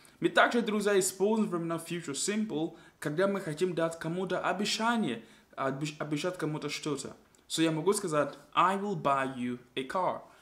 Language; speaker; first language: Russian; non-native, fluent; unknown